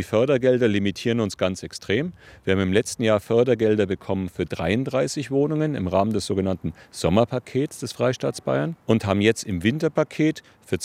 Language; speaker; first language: German; native; German